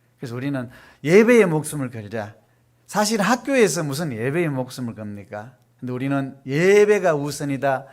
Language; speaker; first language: Korean; native; Korean